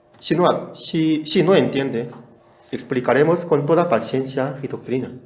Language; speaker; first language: Spanish; non-native, fluent; Korean